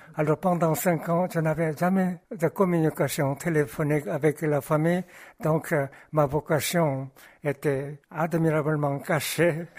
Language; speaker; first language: French; non-native, fluent; Korean